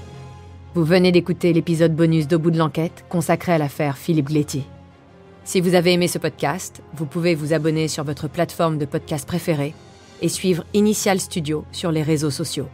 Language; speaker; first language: French; native; French